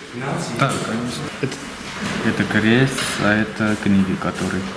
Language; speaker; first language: Russian; non-native, learner; Armenian